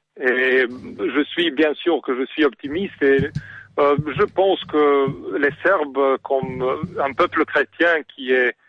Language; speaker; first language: French; non-native, learner; Serbian